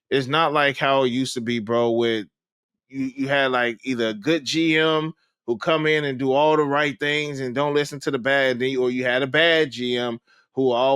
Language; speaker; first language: English; native; English